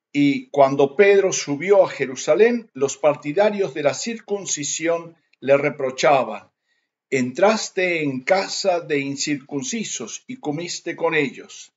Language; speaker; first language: Spanish; native; Spanish